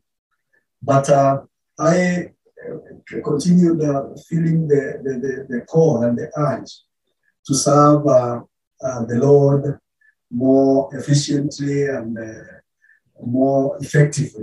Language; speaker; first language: English; non-native, local second language; Kikuyu